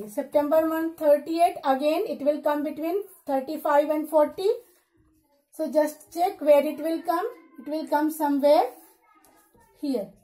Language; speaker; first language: English; non-native, local second language; Hindi